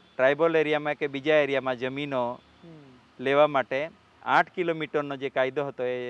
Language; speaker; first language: Gujarati; non-native, local second language; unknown